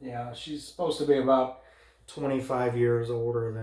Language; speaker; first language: English; native; English